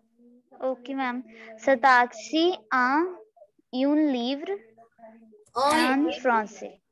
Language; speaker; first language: French; non-native, learner; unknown